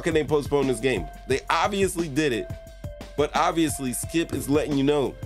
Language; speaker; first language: English; native; English